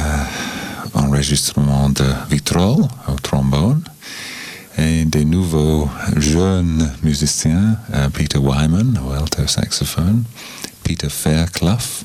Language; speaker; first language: French; non-native, fluent; English